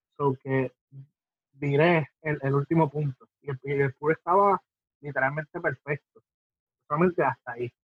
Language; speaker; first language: Spanish; native; Spanish